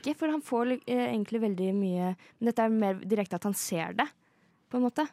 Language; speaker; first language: Norwegian; native; Norwegian